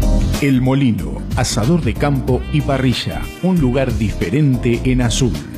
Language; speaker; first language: Spanish; native; Spanish